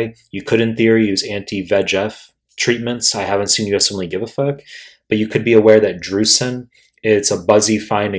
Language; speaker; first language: English; native; English